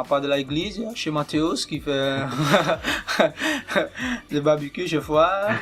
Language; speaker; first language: French; non-native, fluent; Portuguese